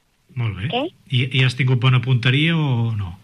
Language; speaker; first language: Catalan; native; Catalan